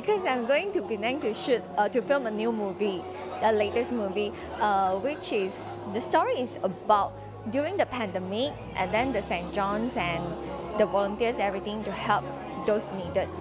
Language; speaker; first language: English; non-native, local second language; Chinese